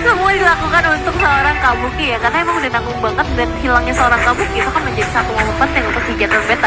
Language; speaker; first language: Indonesian; native; Indonesian